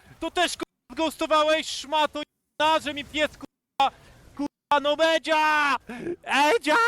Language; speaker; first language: Polish; native; Polish